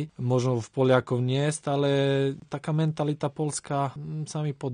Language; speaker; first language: Polish; non-native, learner; Croatian